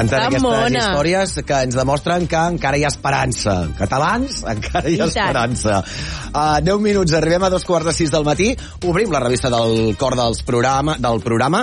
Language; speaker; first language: Catalan; native; Catalan